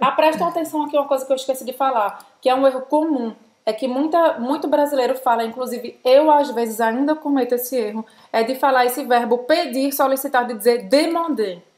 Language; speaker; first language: Portuguese; native; Portuguese